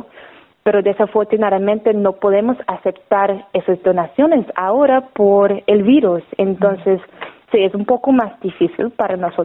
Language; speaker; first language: Spanish; non-native, fluent; English